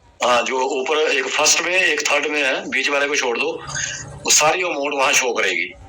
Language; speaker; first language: Hindi; native; Hindi